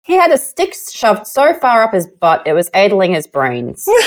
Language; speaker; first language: English; native; English